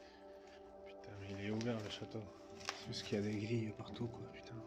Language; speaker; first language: French; native; French